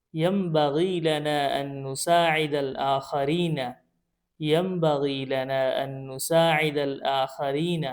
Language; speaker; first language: Arabic; non-native, fluent; Urdu